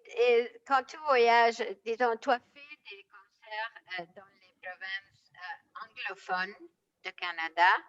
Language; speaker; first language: French; non-native, fluent; Spanish